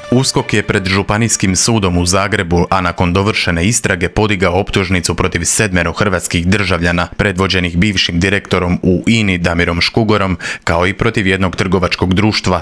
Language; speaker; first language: Croatian; native; Croatian